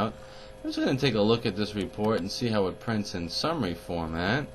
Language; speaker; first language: English; native; English